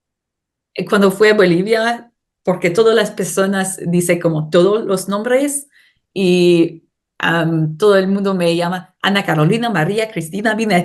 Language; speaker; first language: Spanish; non-native, learner; English